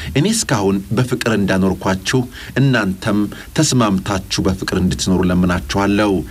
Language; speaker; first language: Amharic; native; Amharic